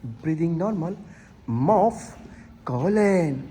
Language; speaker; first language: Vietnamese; non-native, learner; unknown